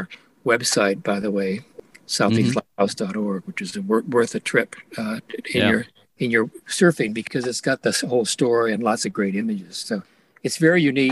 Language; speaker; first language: English; native; English